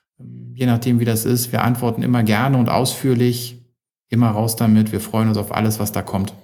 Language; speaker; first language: German; native; German